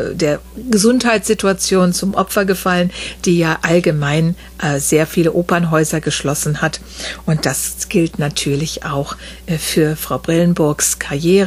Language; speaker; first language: German; native; German